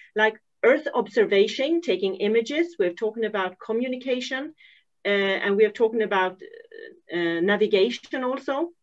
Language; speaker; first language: English; non-native, fluent; Swedish